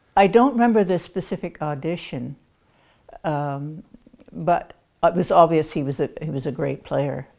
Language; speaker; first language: English; native; English